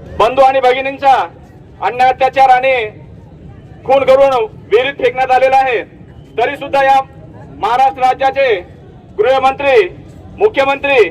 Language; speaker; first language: Marathi; non-native, local second language; Lambadi